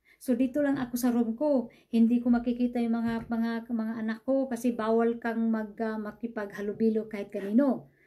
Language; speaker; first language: Filipino; non-native, local second language; Cebuano